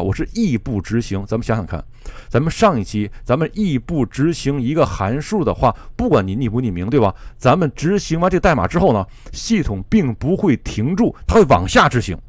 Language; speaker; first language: Chinese; native; Chinese